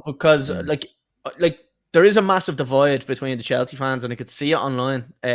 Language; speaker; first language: English; native; English